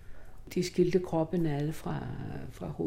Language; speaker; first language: Danish; non-native, fluent; Greek